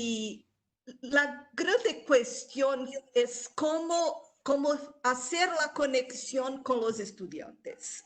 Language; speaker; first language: Spanish; non-native, local second language; Portuguese